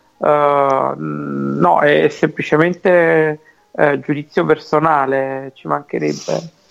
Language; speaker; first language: Italian; native; Italian